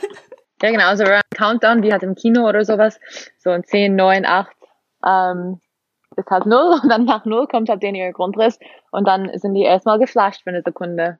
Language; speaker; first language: German; non-native, fluent; English